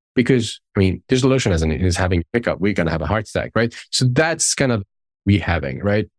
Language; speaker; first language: English; non-native, fluent; Persian